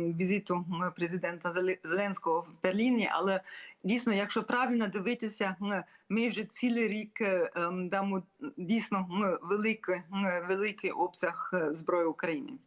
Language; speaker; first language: Ukrainian; non-native, fluent; German